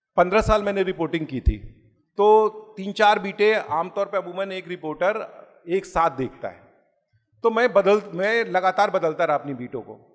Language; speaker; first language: Hindi; native; Hindi